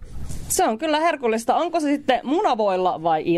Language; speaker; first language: Finnish; native; Finnish